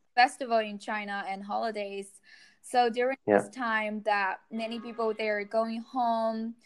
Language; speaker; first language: English; non-native, fluent; Chinese